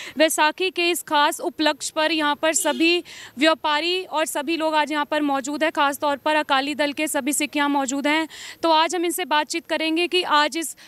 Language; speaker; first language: Hindi; native; Hindi